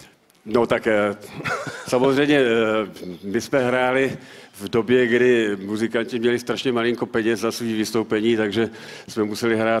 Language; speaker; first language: Czech; native; Czech